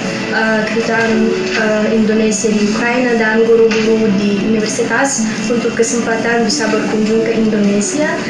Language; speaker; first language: Indonesian; non-native, learner; Ukrainian